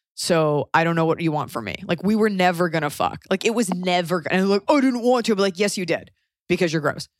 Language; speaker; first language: English; native; English